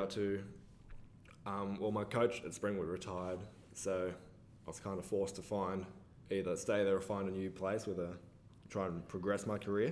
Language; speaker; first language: English; native; English